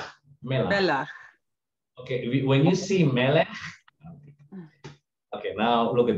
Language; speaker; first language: English; non-native, fluent; Indonesian